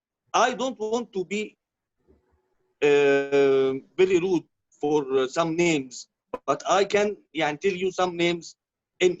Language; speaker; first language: English; non-native, learner; Arabic